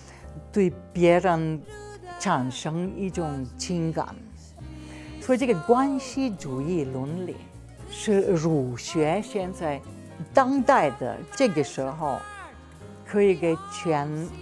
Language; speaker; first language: Chinese; non-native, fluent; Slovenian